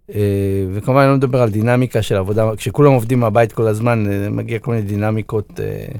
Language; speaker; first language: Hebrew; native; Hebrew